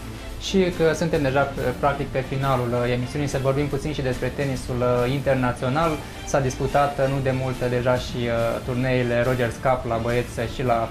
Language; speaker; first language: Romanian; native; Romanian